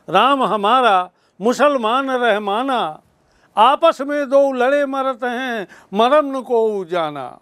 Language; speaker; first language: Hindi; native; Hindi